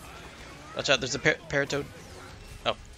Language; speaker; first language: English; native; English